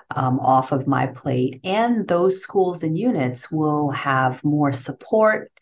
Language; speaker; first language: English; native; English